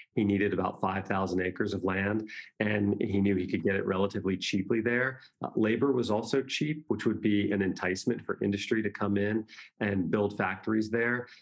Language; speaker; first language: English; native; English